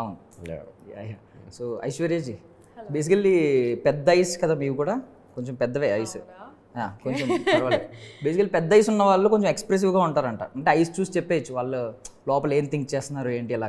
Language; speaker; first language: Telugu; native; Telugu